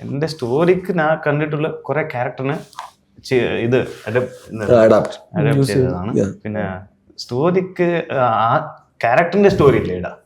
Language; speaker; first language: Malayalam; non-native, learner; Tulu